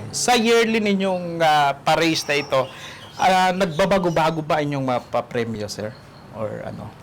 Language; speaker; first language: Filipino; non-native, local second language; Hiligaynon